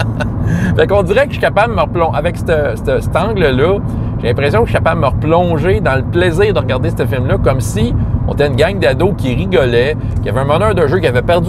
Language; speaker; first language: French; native; French